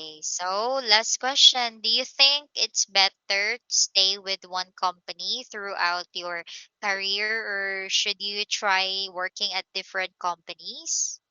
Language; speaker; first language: English; non-native, local second language; Filipino